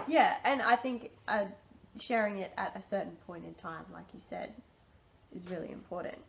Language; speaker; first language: English; native; English